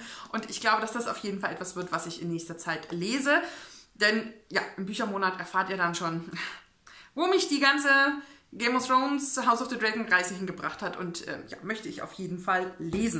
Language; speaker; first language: German; native; German